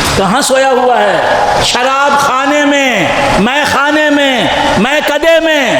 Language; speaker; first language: Urdu; native; Urdu